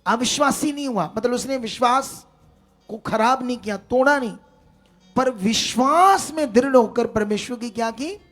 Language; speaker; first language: Hindi; non-native, local second language; Punjabi